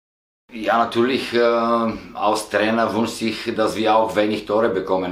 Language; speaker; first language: German; non-native, fluent; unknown